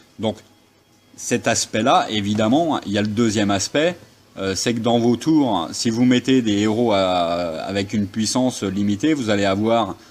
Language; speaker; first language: French; native; French